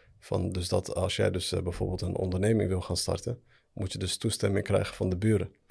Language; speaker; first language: Dutch; early bilingual, other home language; Arabic